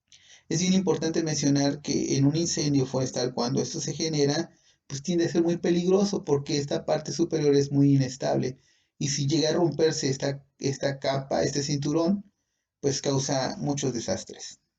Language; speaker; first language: Spanish; native; Spanish